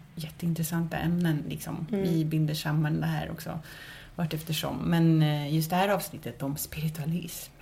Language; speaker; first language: Swedish; early bilingual, other home language; Spanish